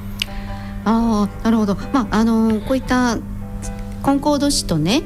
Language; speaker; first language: Japanese; native; Japanese